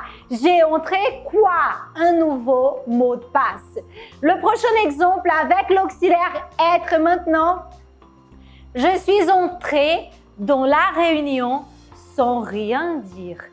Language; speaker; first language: French; non-native, fluent; Portuguese